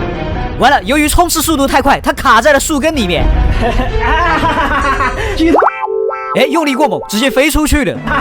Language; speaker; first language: Chinese; native; Chinese